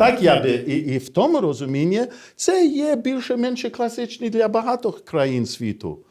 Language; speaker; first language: Ukrainian; non-native, fluent; English